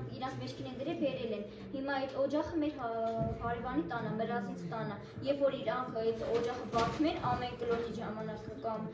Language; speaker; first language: Armenian; non-native, local second language; Kurdish